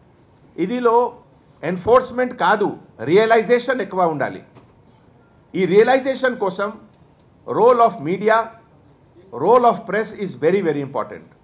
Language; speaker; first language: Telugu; non-native, fluent; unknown